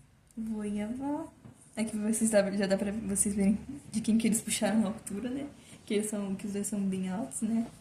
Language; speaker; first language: Portuguese; native; Portuguese